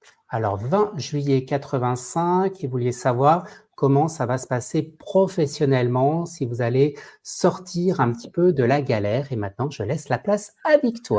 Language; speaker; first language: French; native; French